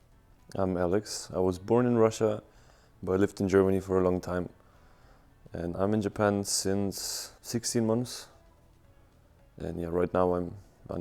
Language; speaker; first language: English; non-native, fluent; Russian